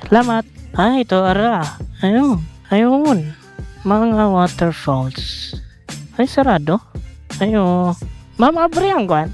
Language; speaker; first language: Filipino; non-native, local second language; Cebuano